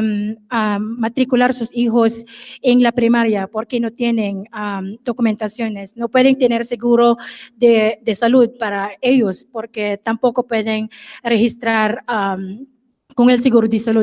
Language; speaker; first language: Spanish; non-native, fluent; English